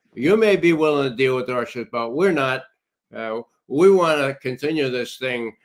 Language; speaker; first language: English; native; English